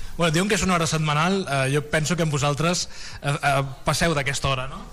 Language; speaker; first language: Catalan; native; Catalan